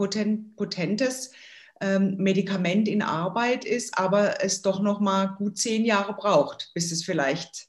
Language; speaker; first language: German; native; German